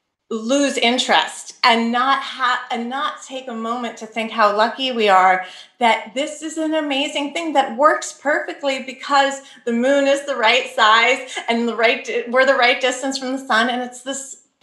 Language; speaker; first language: English; native; English